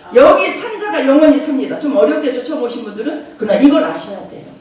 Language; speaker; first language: Korean; native; Korean